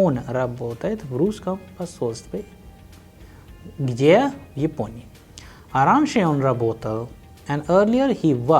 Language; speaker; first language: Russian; non-native, fluent; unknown